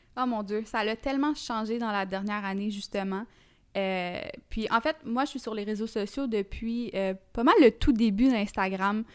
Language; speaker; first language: French; native; French